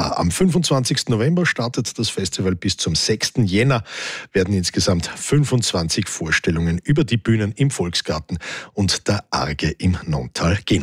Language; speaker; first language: German; native; German